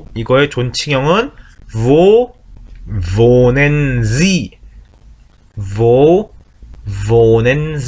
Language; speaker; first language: German; non-native, learner; Korean